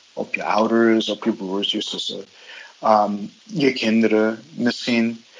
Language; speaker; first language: Dutch; non-native, fluent; English